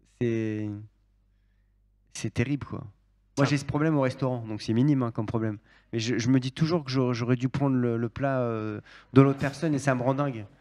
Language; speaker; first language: French; native; French